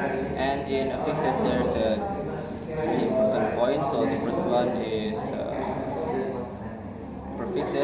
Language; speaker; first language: English; non-native, learner; Indonesian